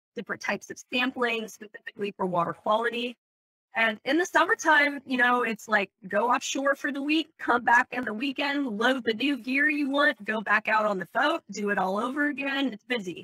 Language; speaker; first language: English; native; English